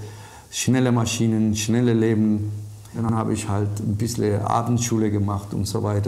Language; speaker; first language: German; non-native, fluent; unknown